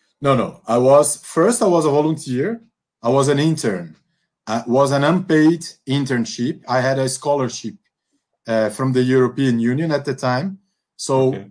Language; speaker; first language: English; non-native, fluent; Portuguese